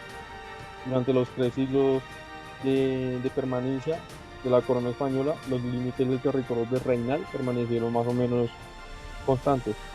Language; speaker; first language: Spanish; native; Spanish